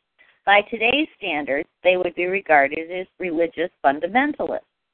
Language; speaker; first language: English; native; English